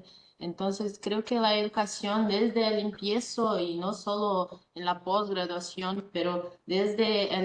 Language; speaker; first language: Spanish; non-native, fluent; Portuguese